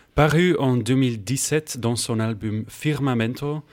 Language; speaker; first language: French; native; French